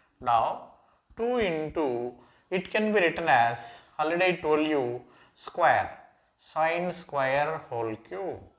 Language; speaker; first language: English; non-native, local second language; Telugu